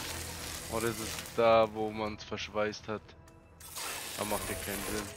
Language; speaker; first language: German; native; German